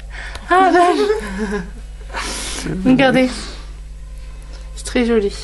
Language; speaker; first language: French; native; French